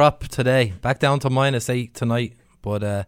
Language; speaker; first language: English; native; English